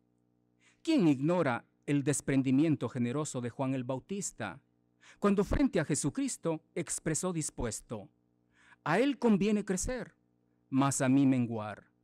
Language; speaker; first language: Spanish; native; Spanish